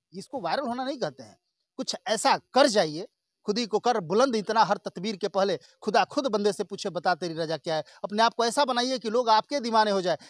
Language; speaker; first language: Hindi; native; Hindi